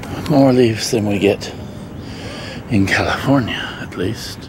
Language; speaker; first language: English; native; English